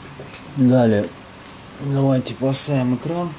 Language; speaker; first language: Russian; native; Russian